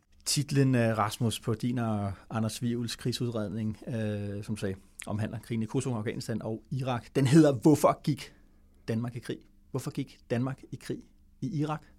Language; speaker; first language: Danish; native; Danish